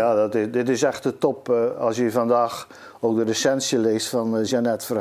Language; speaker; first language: Dutch; native; Dutch